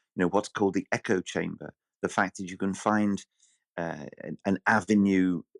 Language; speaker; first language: English; native; English